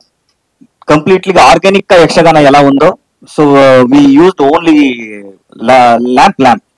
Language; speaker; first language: Telugu; non-native, learner; Kannada